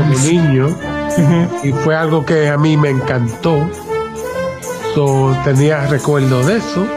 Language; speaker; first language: Spanish; early bilingual, heritage; English